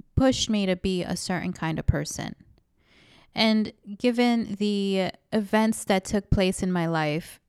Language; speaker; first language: English; early bilingual, other home language; Spanish